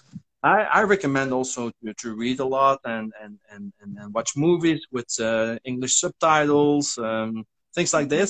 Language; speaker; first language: English; non-native, fluent; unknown